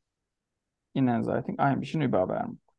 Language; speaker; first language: German; non-native, learner; Turkish